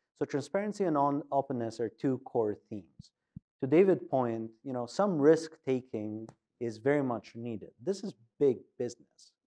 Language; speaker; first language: English; non-native, fluent; Albanian